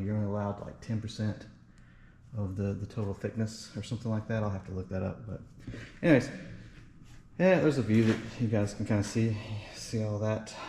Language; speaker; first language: English; native; English